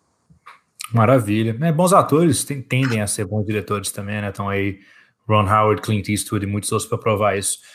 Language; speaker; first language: Portuguese; native; Portuguese